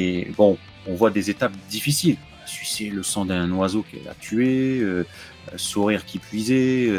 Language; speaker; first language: French; native; French